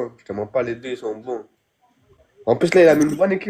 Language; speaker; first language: French; native; French